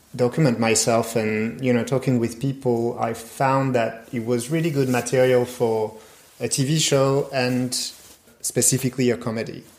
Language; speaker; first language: English; non-native, fluent; French